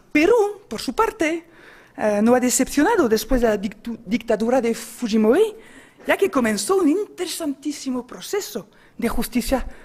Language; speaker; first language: Spanish; non-native, fluent; French